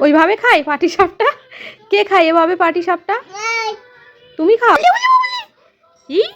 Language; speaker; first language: Bangla; native; Bangla